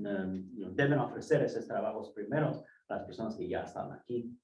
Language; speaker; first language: Spanish; non-native, fluent; English